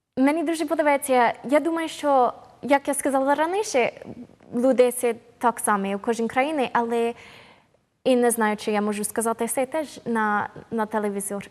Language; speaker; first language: Ukrainian; non-native, learner; English